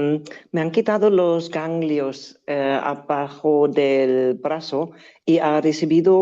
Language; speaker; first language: Spanish; non-native, learner; German